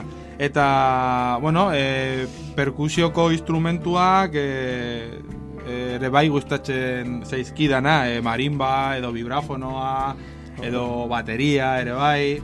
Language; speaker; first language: Basque; non-native, learner; Spanish